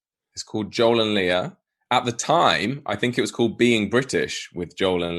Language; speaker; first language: English; native; English